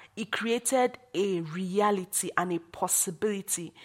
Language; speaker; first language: English; non-native, local second language; Igbo